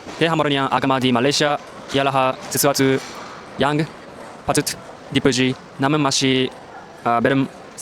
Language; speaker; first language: Indonesian; non-native, learner; Japanese